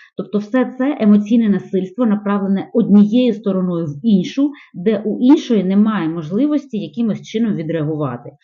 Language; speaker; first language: Ukrainian; non-native, local second language; Russian